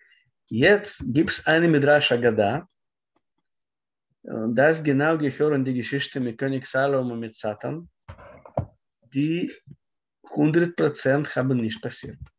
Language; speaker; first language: German; non-native, fluent; Russian